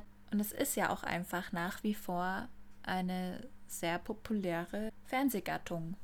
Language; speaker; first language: German; native; German